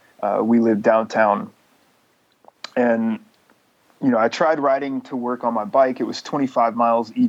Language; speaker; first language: English; native; English